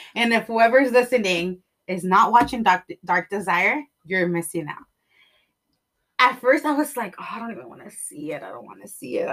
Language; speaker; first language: English; early bilingual, other home language; Spanish